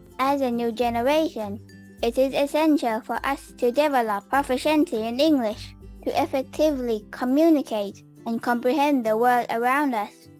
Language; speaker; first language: English; non-native, fluent; Thai